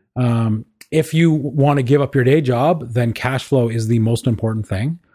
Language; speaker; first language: English; native; English